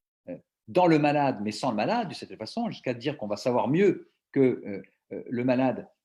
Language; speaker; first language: French; native; French